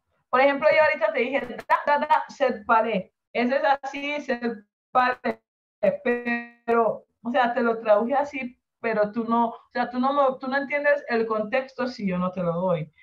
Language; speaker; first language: Spanish; non-native, fluent; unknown